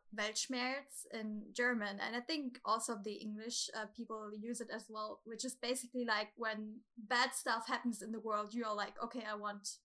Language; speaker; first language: English; non-native, fluent; German